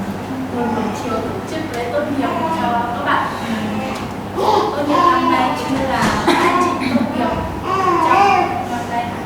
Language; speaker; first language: Vietnamese; non-native, local second language; Hmong